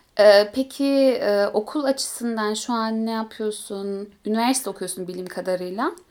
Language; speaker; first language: Turkish; early bilingual, heritage; Turkish